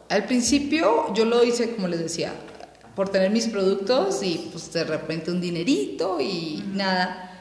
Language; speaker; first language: Spanish; native; Spanish